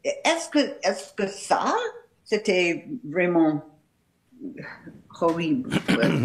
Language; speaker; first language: French; non-native, fluent; English